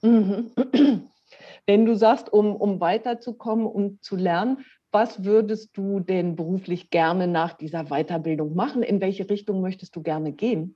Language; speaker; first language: German; native; German